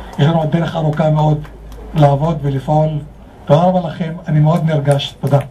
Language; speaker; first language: Hebrew; non-native, local second language; Arabic